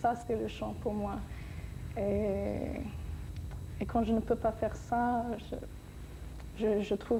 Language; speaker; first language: French; non-native, fluent; English